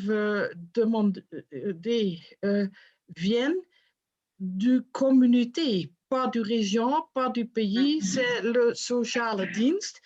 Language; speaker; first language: French; non-native, fluent; Dutch